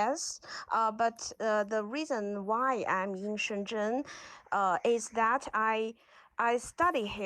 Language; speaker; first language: English; non-native, learner; Chinese